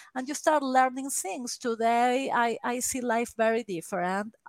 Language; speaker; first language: English; non-native, fluent; Spanish